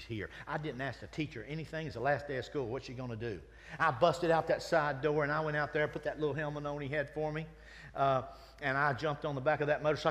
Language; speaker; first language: English; native; English